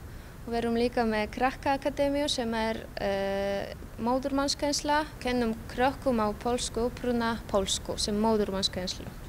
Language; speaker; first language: Icelandic; non-native, fluent; Polish